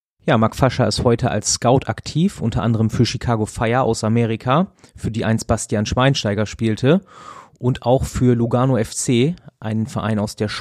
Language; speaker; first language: German; native; German